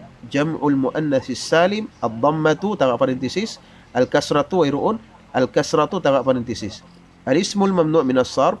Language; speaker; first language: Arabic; non-native, fluent; Tausug